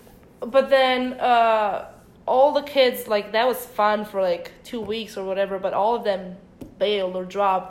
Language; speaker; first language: English; early bilingual, other home language; Bosnian